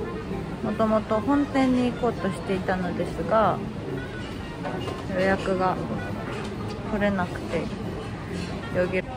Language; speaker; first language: Japanese; non-native, fluent; Korean